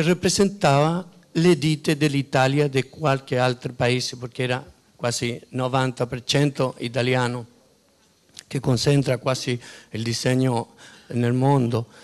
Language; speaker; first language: Italian; non-native, fluent; Spanish